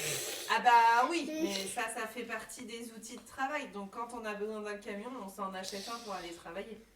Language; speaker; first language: French; native; French